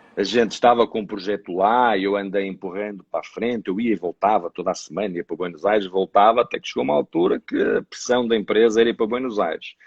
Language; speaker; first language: Portuguese; native; Portuguese